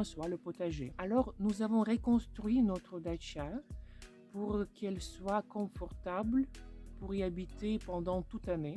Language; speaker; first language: French; non-native, fluent; Russian